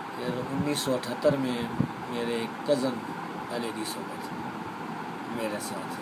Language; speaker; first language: Urdu; non-native, local second language; Pashto